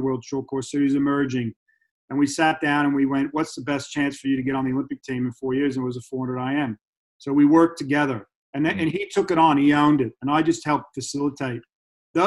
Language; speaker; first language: English; native; English